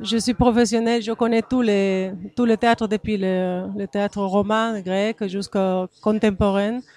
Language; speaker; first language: French; non-native, fluent; Spanish